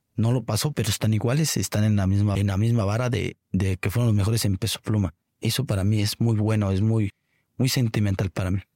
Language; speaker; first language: Spanish; native; Spanish